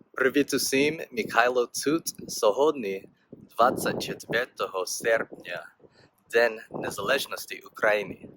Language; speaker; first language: Ukrainian; non-native, fluent; English